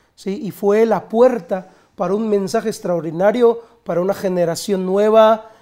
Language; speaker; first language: Spanish; native; Spanish